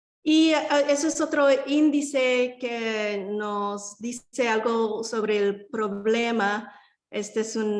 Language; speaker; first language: Spanish; early bilingual, heritage; Spanish